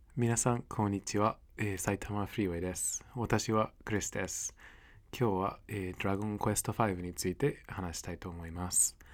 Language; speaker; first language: Japanese; non-native, fluent; English